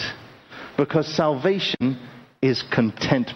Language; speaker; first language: English; native; English